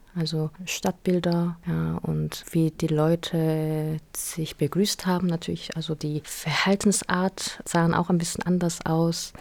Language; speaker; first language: German; non-native, fluent; Korean